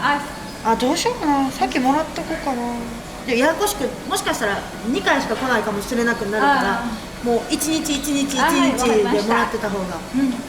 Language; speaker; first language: Japanese; native; Japanese